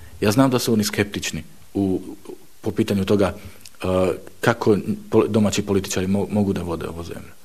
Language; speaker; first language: Bosnian; non-native, fluent; Slovak